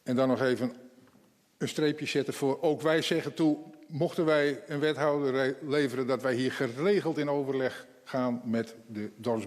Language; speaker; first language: Dutch; non-native, local second language; Western Frisian